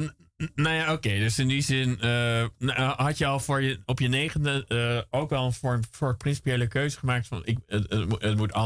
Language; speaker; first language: Dutch; native; Dutch